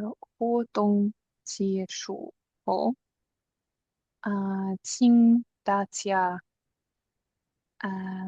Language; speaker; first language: Chinese; non-native, learner; English